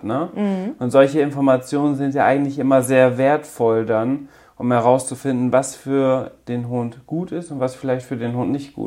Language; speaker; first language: German; native; German